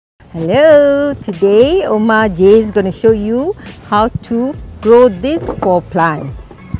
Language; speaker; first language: English; non-native, local second language; Malay